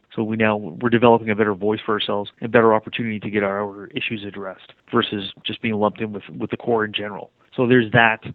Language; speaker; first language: English; native; English